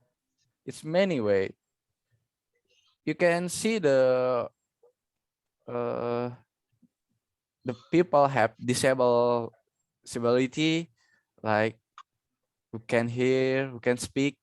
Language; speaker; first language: English; non-native, learner; Indonesian